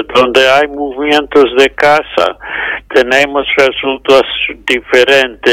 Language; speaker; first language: Spanish; non-native, fluent; English